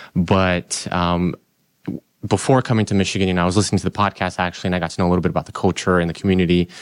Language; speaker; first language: English; non-native, fluent; Portuguese